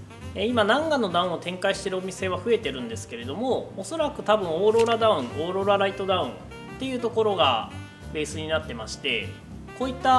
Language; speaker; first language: Japanese; native; Japanese